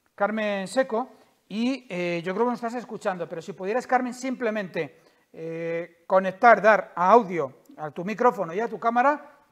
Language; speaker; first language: Spanish; native; Spanish